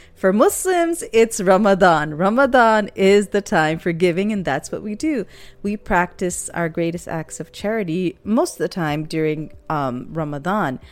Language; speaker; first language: English; non-native, local second language; Urdu